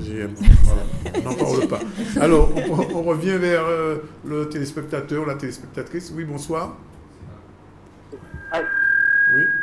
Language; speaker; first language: French; native; French